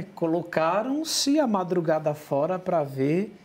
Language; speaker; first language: Portuguese; native; Portuguese